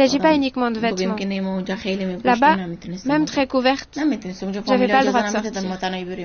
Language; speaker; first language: French; non-native, fluent; Persian